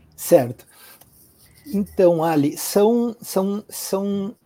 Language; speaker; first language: Portuguese; native; Portuguese